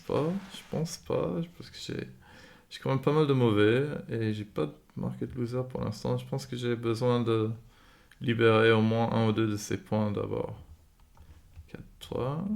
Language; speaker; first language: French; non-native, fluent; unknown